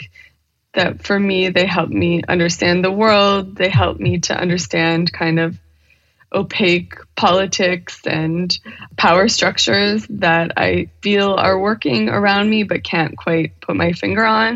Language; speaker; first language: English; native; English